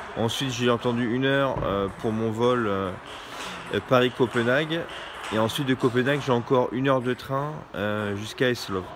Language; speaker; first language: French; native; French